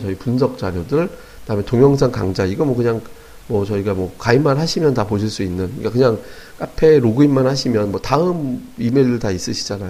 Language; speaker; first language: Korean; native; Korean